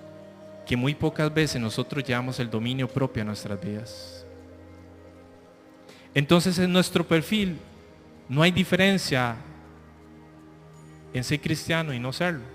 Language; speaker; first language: Spanish; native; Spanish